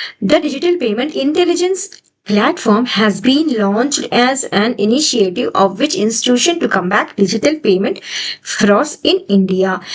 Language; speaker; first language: English; non-native, local second language; Telugu